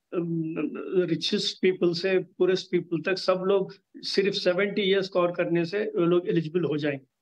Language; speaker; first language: Hindi; non-native, local second language; Telugu